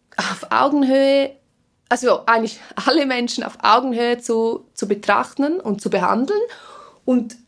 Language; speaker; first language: German; non-native, fluent; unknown